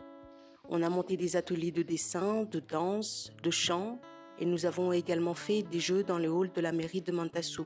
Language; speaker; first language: French; early bilingual, other home language; Malagasy